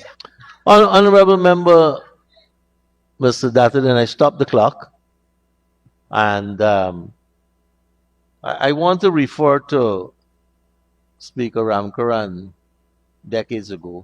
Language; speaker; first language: English; native; English